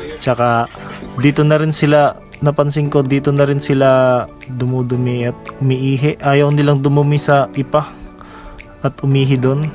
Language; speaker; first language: Filipino; non-native, local second language; Cebuano